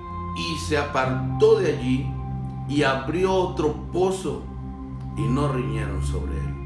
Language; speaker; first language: Spanish; native; Spanish